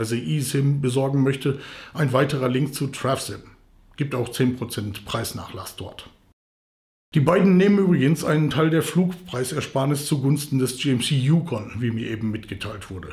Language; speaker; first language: German; native; German